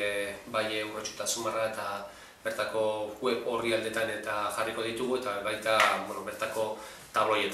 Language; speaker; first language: Basque; native; Basque